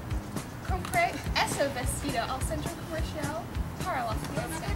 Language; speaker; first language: Spanish; non-native, learner; English